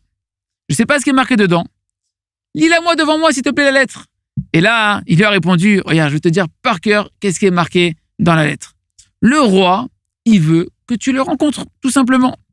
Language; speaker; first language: French; native; French